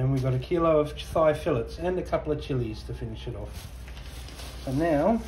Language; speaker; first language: English; native; English